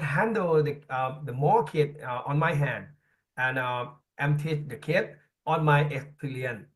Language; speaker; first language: English; non-native, learner; Thai